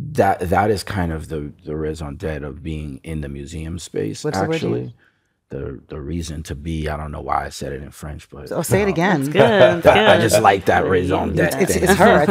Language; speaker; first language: English; native; English